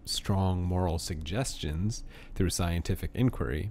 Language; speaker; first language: English; native; English